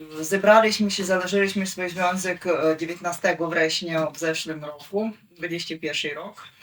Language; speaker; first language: Polish; non-native, fluent; Ukrainian